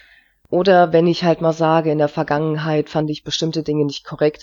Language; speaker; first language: German; native; German